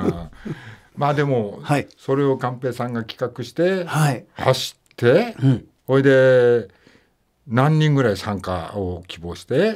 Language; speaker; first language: Japanese; native; Japanese